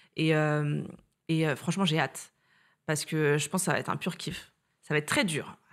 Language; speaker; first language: French; native; French